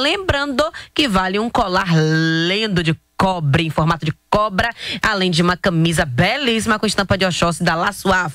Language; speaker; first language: Portuguese; native; Portuguese